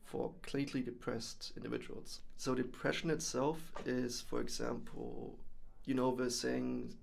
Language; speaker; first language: English; non-native, fluent; German